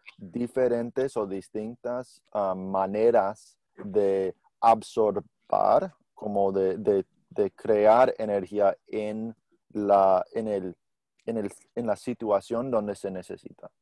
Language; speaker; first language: Spanish; non-native, learner; English